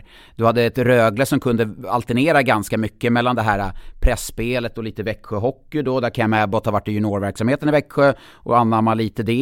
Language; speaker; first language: Swedish; native; Swedish